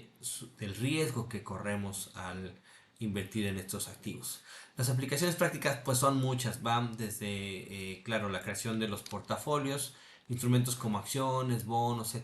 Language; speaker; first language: Spanish; native; Spanish